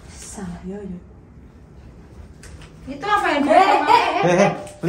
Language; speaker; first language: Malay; non-native, local second language; Javanese